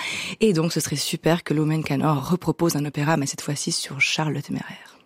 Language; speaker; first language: French; native; French